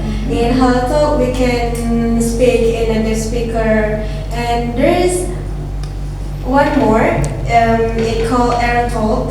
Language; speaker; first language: English; non-native, learner; Indonesian